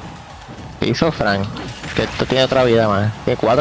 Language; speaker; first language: Spanish; native; Spanish